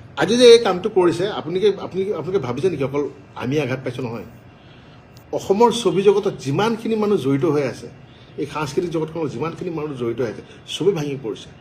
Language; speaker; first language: Assamese; native; Assamese